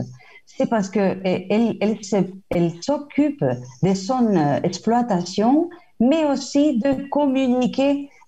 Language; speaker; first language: French; non-native, fluent; Spanish